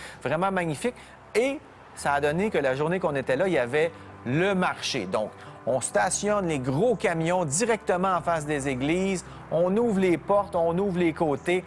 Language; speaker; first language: French; native; French